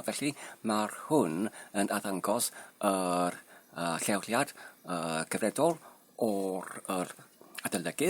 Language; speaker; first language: Welsh; non-native, learner; Polish